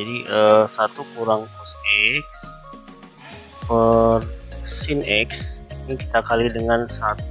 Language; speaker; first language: Indonesian; native; Indonesian